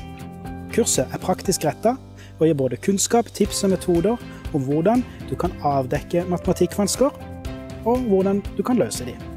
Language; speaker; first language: Norwegian; native; Norwegian